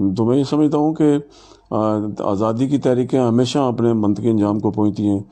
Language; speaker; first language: Urdu; non-native, local second language; Pahari-Potwari